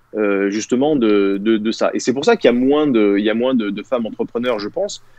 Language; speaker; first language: French; native; French